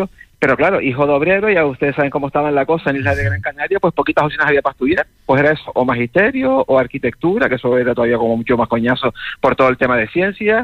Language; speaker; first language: Spanish; native; Spanish